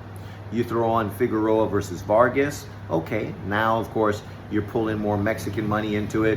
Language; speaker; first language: English; native; English